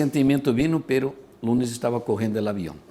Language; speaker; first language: Spanish; non-native, fluent; Portuguese